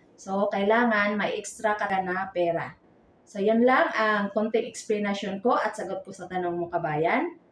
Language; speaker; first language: Filipino; non-native, local second language; Cebuano